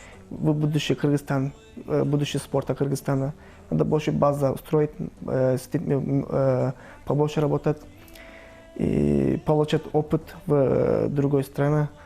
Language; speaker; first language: Russian; non-native, learner; Turkish